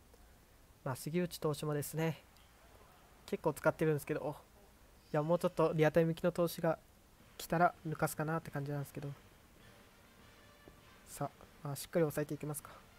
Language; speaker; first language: Japanese; native; Japanese